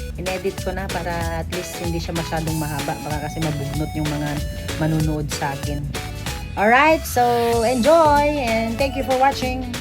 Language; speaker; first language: Filipino; non-native, local second language; Iloko